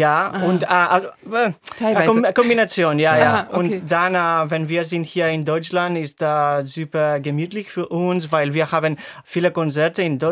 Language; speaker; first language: German; non-native, fluent; Spanish